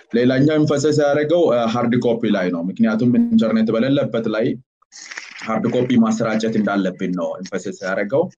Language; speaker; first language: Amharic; native; Amharic